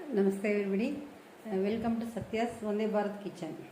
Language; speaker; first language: Hindi; non-native, local second language; Tamil